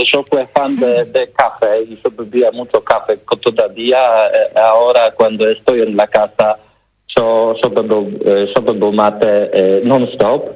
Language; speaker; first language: Spanish; non-native, learner; Polish